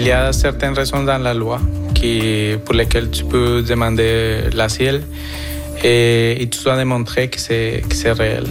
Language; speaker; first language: French; non-native, fluent; Spanish